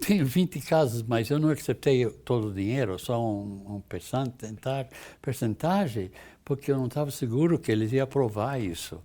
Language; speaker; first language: Portuguese; non-native, fluent; English